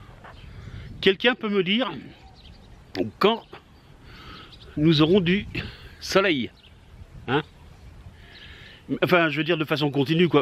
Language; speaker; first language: French; native; French